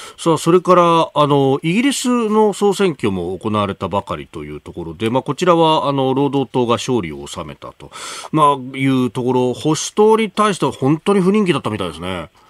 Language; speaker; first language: Japanese; native; Japanese